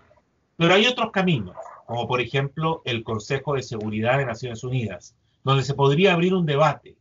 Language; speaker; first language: Spanish; native; Spanish